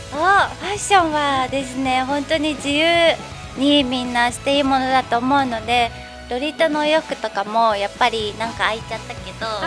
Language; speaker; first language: Japanese; native; Japanese